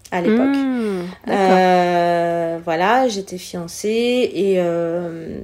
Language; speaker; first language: French; early bilingual, other home language; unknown